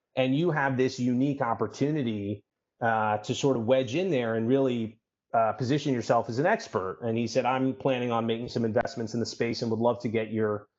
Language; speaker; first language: English; native; English